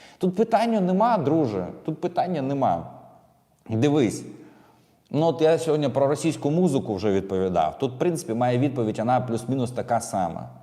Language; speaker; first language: Ukrainian; non-native, local second language; Russian